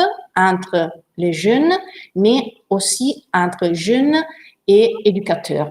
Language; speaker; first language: French; non-native, learner; Italian